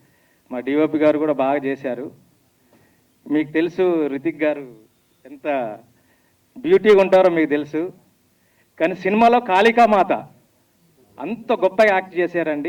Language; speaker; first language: Telugu; native; Telugu